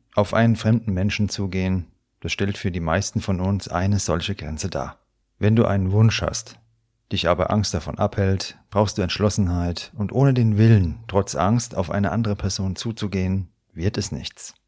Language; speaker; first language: German; native; German